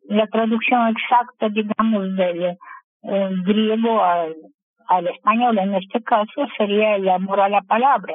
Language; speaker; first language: Spanish; non-native, fluent; Russian